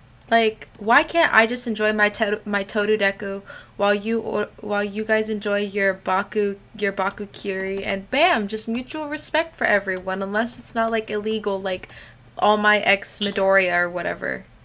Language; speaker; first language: English; early bilingual, other home language; Spanish